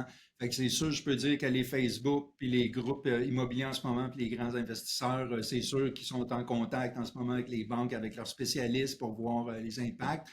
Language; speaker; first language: French; native; French